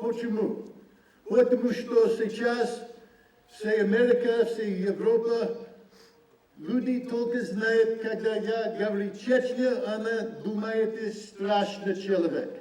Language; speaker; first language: Russian; non-native, learner; English